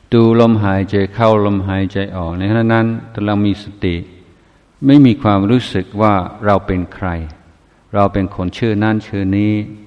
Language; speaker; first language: Thai; non-native, fluent; English